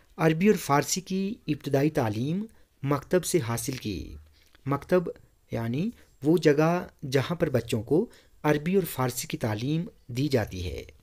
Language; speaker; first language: Urdu; non-native, local second language; Kashmiri